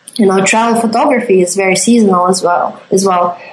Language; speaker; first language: English; non-native, fluent; Latvian